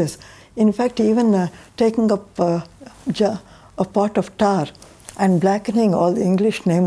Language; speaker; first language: English; non-native, local second language; Tamil